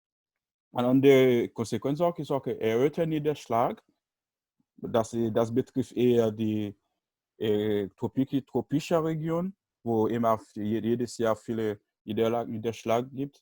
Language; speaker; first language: German; non-native, learner; Haitian Creole